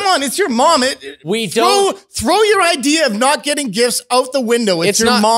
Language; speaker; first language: English; native; English